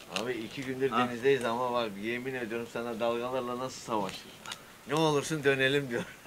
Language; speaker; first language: Turkish; native; Turkish